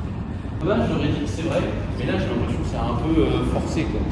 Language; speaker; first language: French; native; French